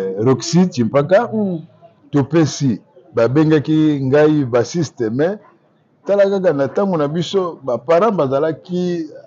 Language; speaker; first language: Lingala; native; Lingala